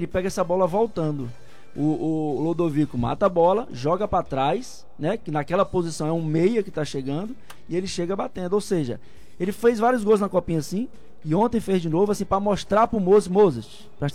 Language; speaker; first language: Portuguese; native; Portuguese